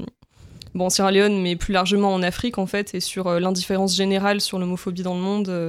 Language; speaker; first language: French; native; French